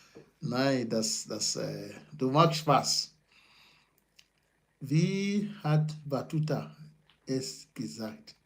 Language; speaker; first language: German; non-native, learner; Yoruba